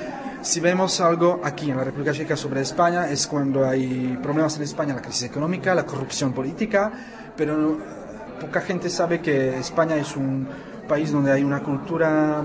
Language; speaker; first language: Spanish; non-native, fluent; Czech